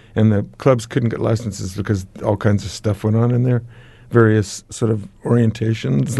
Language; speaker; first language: English; native; English